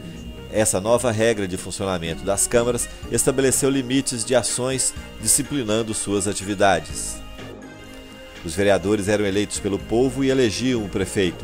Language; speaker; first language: Portuguese; native; Portuguese